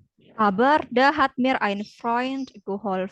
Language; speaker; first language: German; non-native, fluent; Indonesian